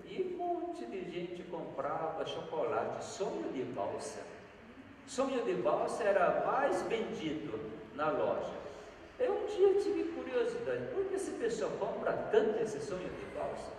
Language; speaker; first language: Portuguese; non-native, fluent; Korean